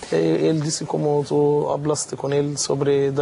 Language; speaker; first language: Spanish; non-native, fluent; Arabic